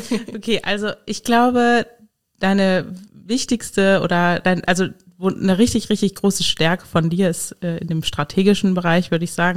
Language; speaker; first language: German; native; German